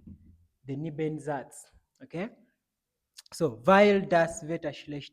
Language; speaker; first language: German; non-native, fluent; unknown